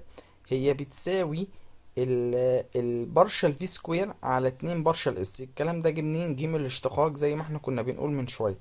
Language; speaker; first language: Arabic; native; Arabic